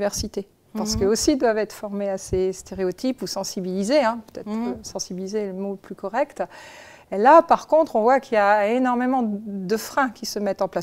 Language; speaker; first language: French; native; French